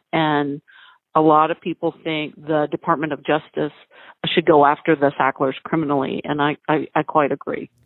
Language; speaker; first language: English; native; English